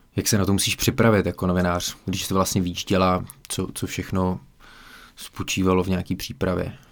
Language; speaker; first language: Czech; native; Czech